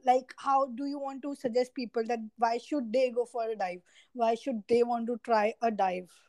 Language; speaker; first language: English; non-native, local second language; Hindi